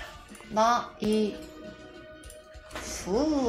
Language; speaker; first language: Chinese; non-native, learner; Korean